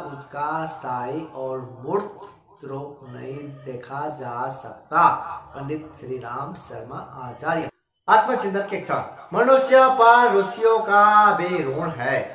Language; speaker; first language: Hindi; non-native, local second language; Gujarati